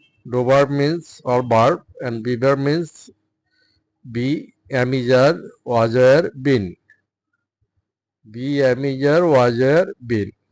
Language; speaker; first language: English; non-native, local second language; Bangla